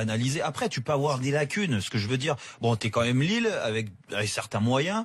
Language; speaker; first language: French; native; French